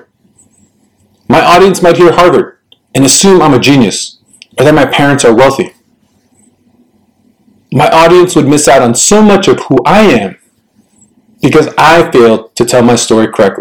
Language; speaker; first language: English; early bilingual, other home language; Spanish